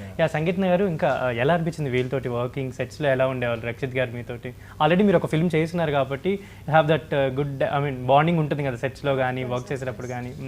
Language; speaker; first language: Telugu; native; Telugu